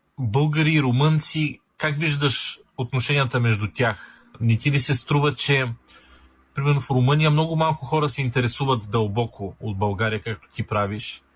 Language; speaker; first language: Bulgarian; native; Bulgarian